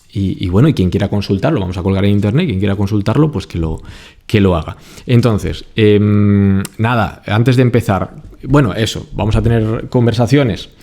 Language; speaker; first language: Spanish; native; Spanish